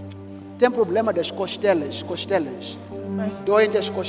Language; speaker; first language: Portuguese; non-native, local second language; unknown